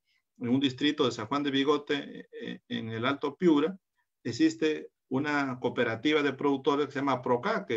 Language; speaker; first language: Spanish; native; Spanish